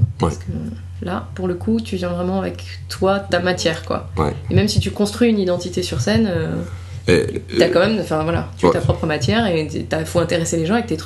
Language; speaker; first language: French; native; French